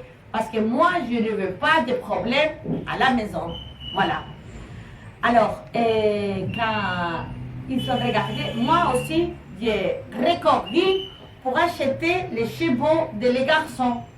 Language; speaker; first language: French; non-native, learner; Spanish